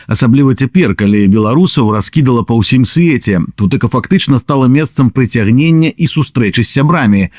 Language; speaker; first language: Belarusian; non-native, local second language; Russian